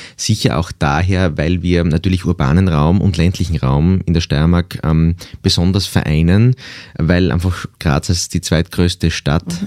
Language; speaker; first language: German; native; German